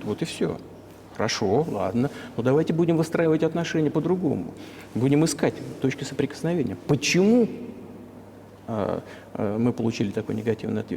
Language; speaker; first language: Russian; native; Russian